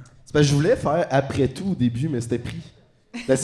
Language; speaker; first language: French; native; French